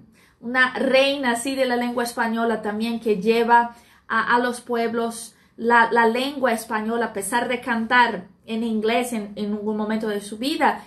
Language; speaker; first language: Spanish; non-native, fluent; Portuguese